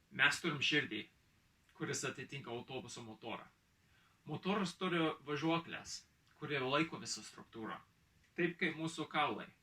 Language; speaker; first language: Lithuanian; early bilingual, heritage; Lithuanian